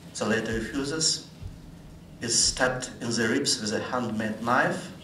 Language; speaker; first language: English; non-native, fluent; Russian